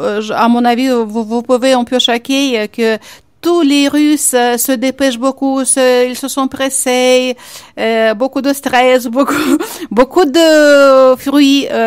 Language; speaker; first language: French; non-native, fluent; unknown